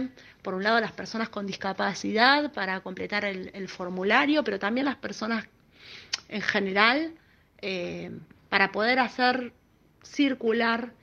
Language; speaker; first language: Spanish; native; Spanish